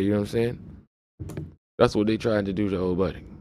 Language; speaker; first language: English; native; English